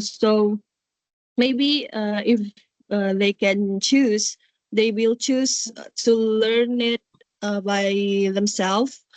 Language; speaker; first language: English; non-native, learner; Indonesian